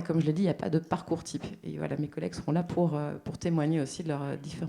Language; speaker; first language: French; native; French